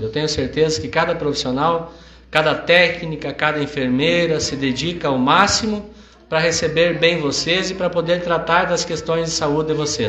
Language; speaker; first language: Portuguese; native; Portuguese